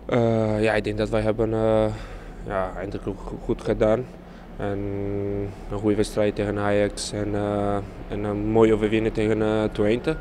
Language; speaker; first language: Dutch; non-native, learner; Portuguese